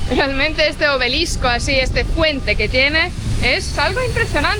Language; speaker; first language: Spanish; non-native, fluent; Estonian